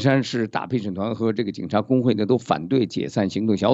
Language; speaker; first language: Chinese; native; Chinese